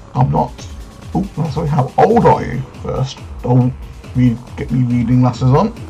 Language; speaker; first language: English; native; English